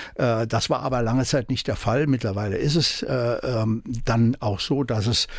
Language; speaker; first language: German; native; German